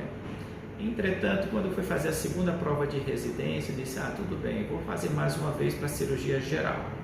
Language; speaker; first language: Portuguese; native; Portuguese